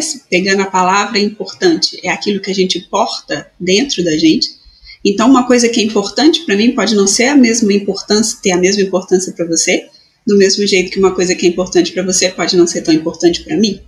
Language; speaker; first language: Portuguese; native; Portuguese